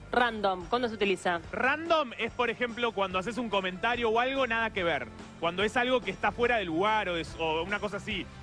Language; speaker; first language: Spanish; native; Spanish